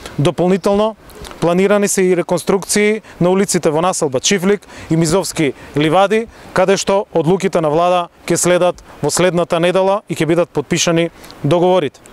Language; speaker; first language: Macedonian; native; Macedonian